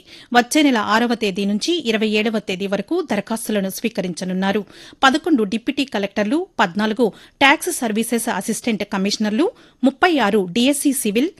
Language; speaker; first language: Telugu; native; Telugu